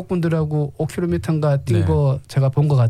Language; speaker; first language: Korean; native; Korean